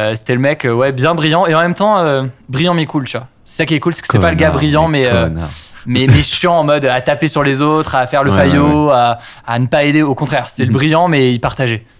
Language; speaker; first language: French; native; French